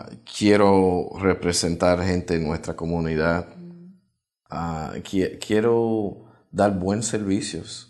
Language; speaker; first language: Spanish; early bilingual, heritage; Spanish